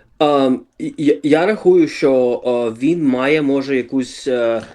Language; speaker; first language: Ukrainian; early bilingual, other home language; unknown